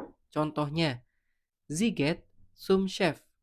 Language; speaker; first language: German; non-native, learner; Indonesian